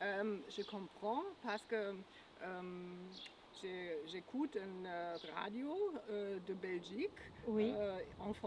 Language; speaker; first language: French; non-native, fluent; Portuguese